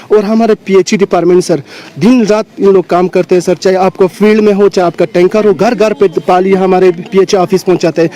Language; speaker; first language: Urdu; non-native, local second language; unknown